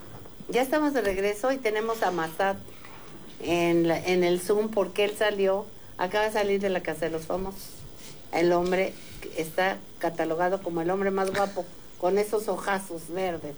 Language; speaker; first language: Spanish; native; Spanish